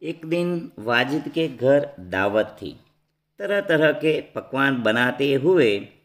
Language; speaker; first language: Hindi; non-native, local second language; Gujarati